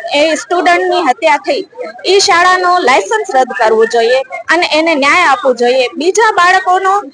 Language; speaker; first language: Gujarati; non-native, local second language; Sindhi